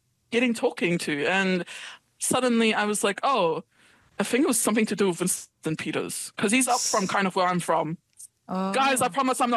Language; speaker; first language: English; native; English